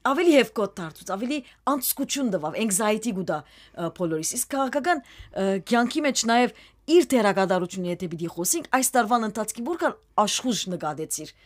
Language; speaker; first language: Armenian; early bilingual, heritage; Armenian